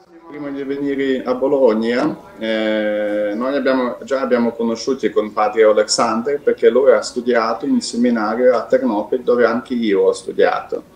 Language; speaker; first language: Italian; non-native, fluent; Ukrainian